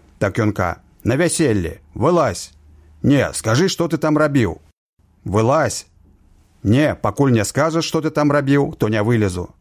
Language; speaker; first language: Belarusian; native; Belarusian